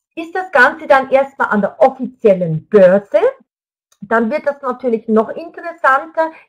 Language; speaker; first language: German; native; German